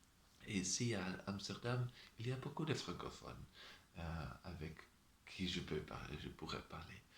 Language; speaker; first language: French; non-native, learner; Dutch